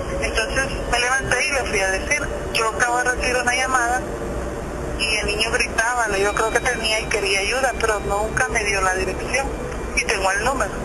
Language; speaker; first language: Spanish; native; Spanish